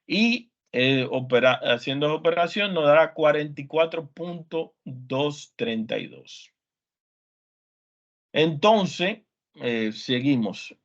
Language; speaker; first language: Spanish; native; Spanish